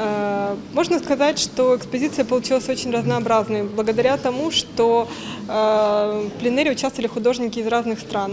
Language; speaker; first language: Russian; native; Russian